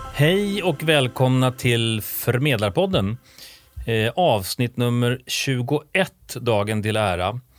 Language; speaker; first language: Swedish; native; Swedish